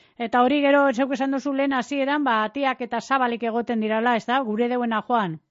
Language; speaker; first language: Basque; native; Basque